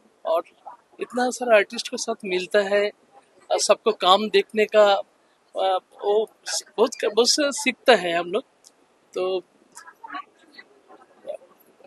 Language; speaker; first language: Hindi; non-native, local second language; Bangla